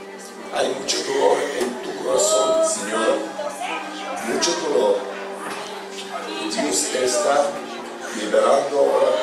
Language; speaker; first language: Spanish; non-native, fluent; Bulgarian